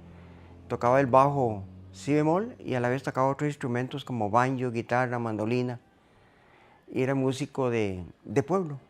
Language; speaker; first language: Spanish; native; Spanish